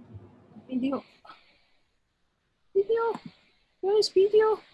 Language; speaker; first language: English; non-native, learner; Korean